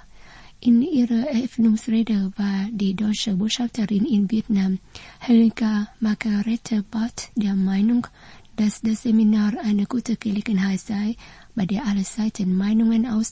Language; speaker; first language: German; non-native, fluent; Vietnamese